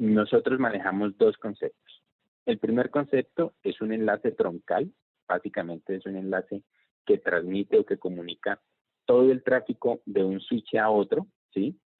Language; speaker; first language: Spanish; native; Spanish